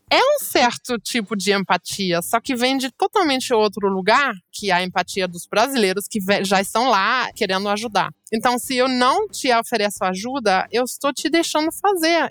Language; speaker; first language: Portuguese; non-native, fluent; German